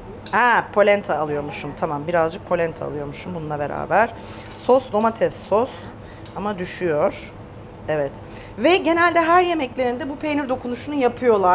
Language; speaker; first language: Turkish; native; Turkish